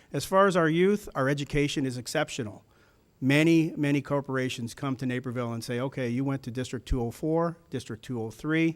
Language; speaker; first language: English; early bilingual, other home language; German